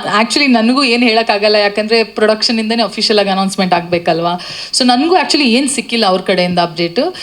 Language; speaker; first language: Kannada; non-native, local second language; Tulu